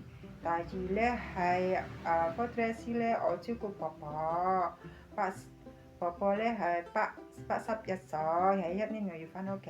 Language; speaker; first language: Cantonese; non-native, learner; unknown